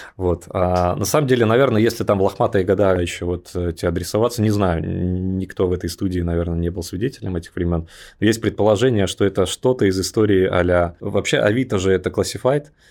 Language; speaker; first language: Russian; native; Russian